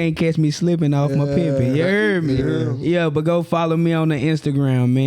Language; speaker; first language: English; native; English